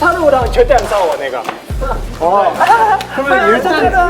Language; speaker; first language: Korean; non-native, local second language; Chinese